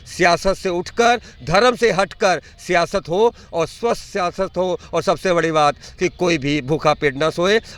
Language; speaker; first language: Hindi; non-native, local second language; Punjabi